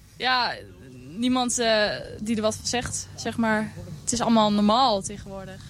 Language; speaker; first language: Dutch; native; Dutch